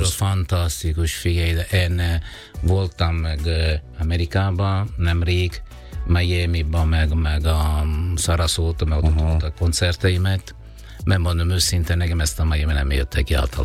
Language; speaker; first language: Hungarian; non-native, fluent; Italian